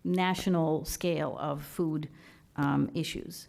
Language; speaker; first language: English; early bilingual, other home language; Persian